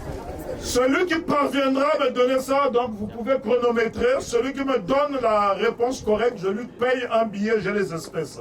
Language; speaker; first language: French; non-native, local second language; Kongo